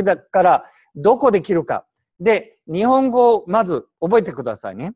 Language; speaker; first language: Japanese; native; Japanese